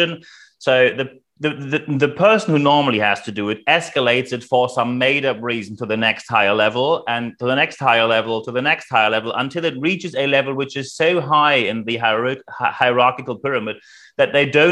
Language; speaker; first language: English; non-native, fluent; German